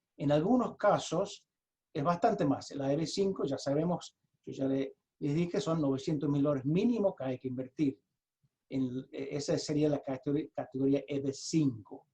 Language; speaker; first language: Spanish; early bilingual, heritage; Spanish